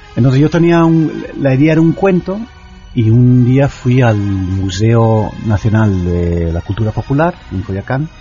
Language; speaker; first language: Spanish; non-native, fluent; English